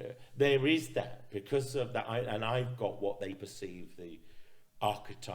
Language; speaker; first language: English; native; English